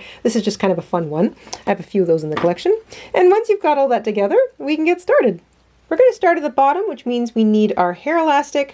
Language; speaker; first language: English; native; English